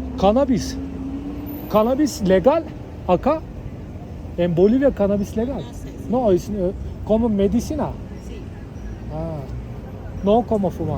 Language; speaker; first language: Spanish; non-native, learner; Turkish